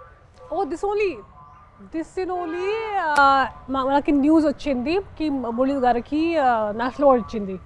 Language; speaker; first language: Telugu; non-native, local second language; Hindi